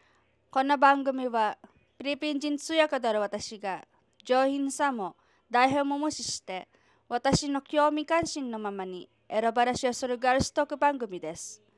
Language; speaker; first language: Japanese; non-native, fluent; Filipino